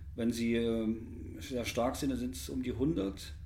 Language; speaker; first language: German; native; German